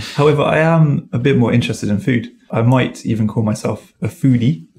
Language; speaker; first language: English; native; English